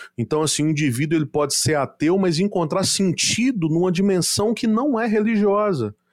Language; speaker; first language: Portuguese; native; Portuguese